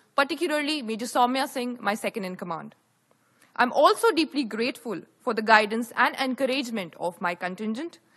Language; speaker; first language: English; non-native, local second language; Hindi